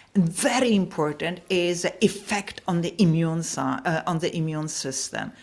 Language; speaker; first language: English; non-native, fluent; Polish